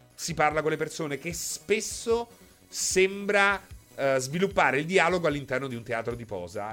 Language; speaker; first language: Italian; native; Italian